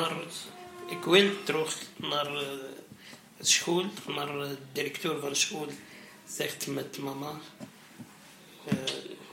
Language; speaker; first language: Dutch; non-native, learner; Arabic